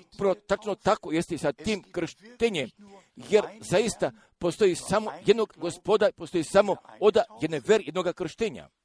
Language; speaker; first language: Croatian; early bilingual, heritage; Croatian